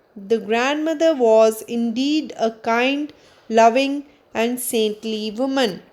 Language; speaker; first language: English; non-native, local second language; Punjabi